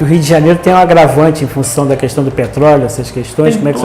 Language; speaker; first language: Portuguese; native; Portuguese